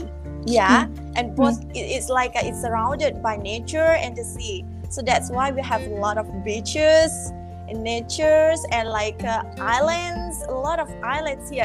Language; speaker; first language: English; non-native, fluent; Thai